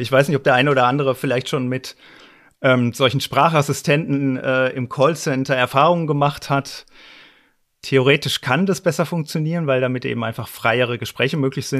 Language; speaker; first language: German; native; German